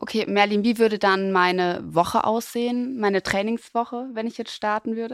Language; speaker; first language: German; native; German